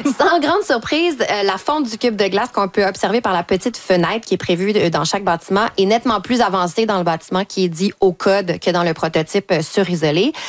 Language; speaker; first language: French; native; French